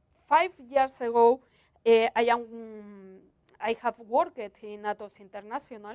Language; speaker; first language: English; non-native, learner; Spanish